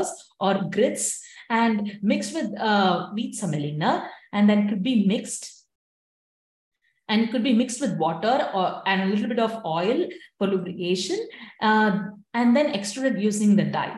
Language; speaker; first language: English; non-native, local second language; Tamil